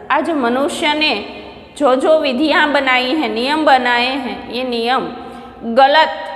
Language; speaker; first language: Hindi; non-native, local second language; Gujarati